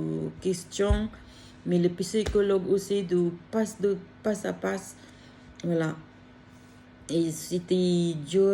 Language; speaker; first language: French; non-native, learner; Filipino